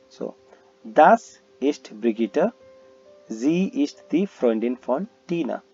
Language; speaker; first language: German; non-native, learner; Hindi